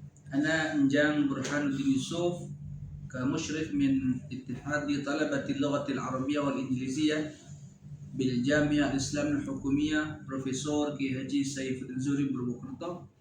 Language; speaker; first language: Arabic; non-native, learner; Indonesian